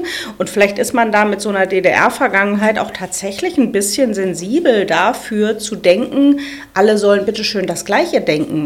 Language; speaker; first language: German; native; German